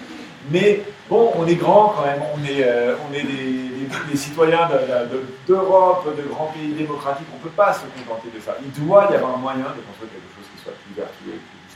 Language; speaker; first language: French; native; French